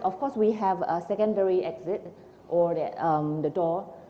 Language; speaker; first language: English; non-native, local second language; Chinese